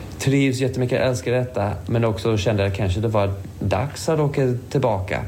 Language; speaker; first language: Swedish; non-native, fluent; English